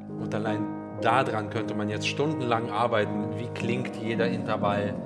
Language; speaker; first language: German; early bilingual, other home language; Russian